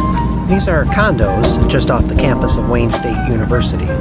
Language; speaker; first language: English; native; English